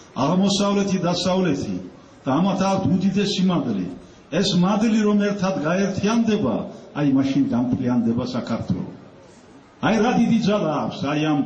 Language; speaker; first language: Georgian; native; Georgian